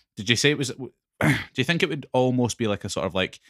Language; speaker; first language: English; native; English